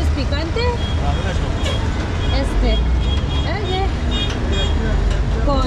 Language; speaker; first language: Spanish; non-native, learner; Hebrew